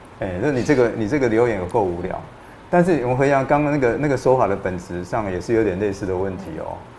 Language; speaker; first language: Chinese; native; Chinese